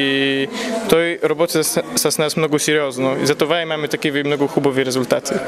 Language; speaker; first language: Bulgarian; early bilingual, heritage; Polish